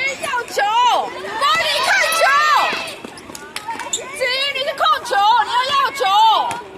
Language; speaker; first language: Chinese; native; Chinese